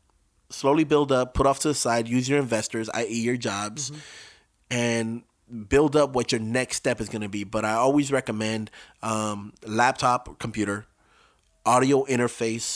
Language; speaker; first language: English; native; English